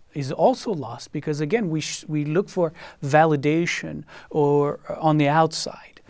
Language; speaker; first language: English; non-native, fluent; French